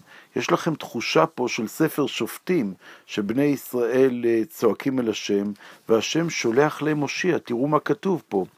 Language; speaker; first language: Hebrew; native; Hebrew